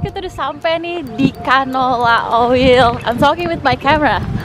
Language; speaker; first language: English; non-native, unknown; Indonesian